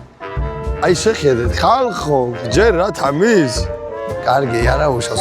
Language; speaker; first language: Georgian; native; Georgian